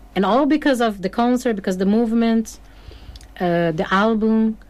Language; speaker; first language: English; non-native, fluent; Portuguese